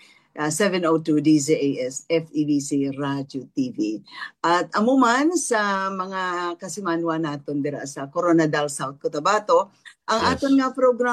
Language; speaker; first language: Filipino; non-native, local second language; Hiligaynon